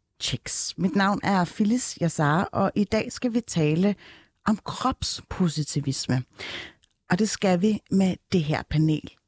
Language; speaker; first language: Danish; early bilingual, other home language; Turkish